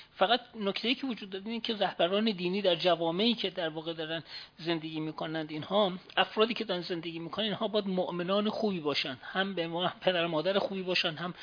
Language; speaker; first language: Persian; native; Persian